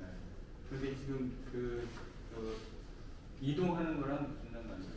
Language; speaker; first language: Korean; native; Korean